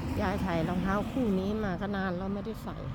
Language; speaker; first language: Thai; native; Thai